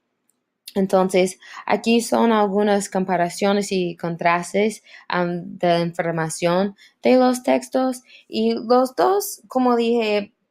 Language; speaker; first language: Spanish; non-native, learner; English